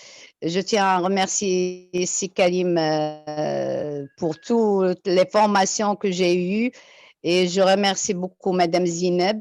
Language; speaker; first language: French; non-native, local second language; Arabic